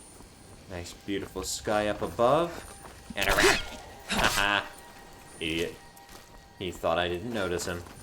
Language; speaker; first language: English; native; English